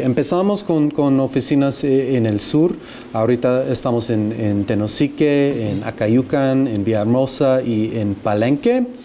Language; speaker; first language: Spanish; non-native, fluent; English